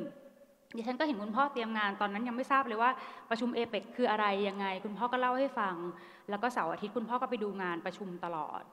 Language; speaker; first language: Thai; native; Thai